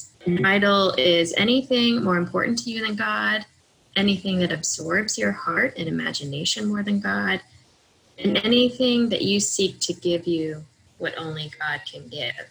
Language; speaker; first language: English; native; English